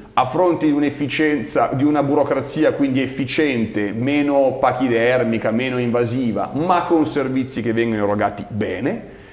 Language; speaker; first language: Italian; native; Italian